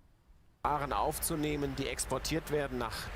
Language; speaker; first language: German; native; German